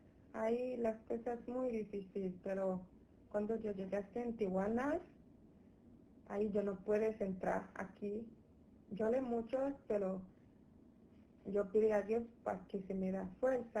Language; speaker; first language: Spanish; non-native, learner; Haitian Creole